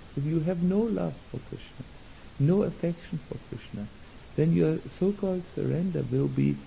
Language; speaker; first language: English; non-native, fluent; German